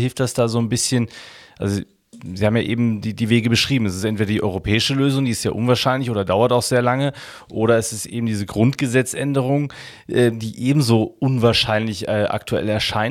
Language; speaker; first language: German; native; German